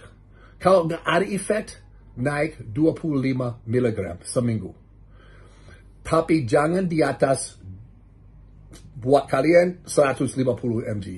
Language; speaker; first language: Indonesian; non-native, learner; English